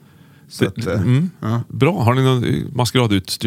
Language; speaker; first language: Swedish; native; Swedish